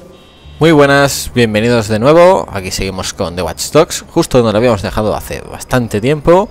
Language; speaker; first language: Spanish; native; Spanish